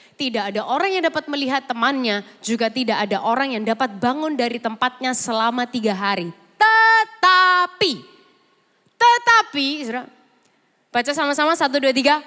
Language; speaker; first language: Indonesian; native; Indonesian